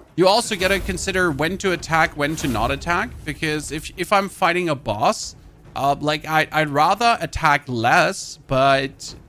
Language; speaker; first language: English; non-native, fluent; German